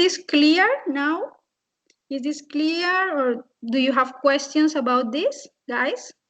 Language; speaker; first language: English; non-native, fluent; Spanish